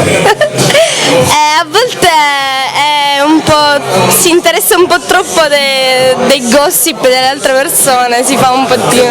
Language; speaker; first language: Italian; native; Italian